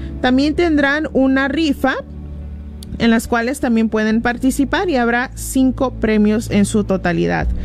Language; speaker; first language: Spanish; early bilingual, heritage; Spanish